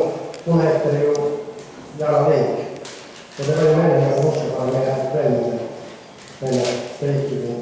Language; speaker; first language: Swedish; non-native, fluent; Finnish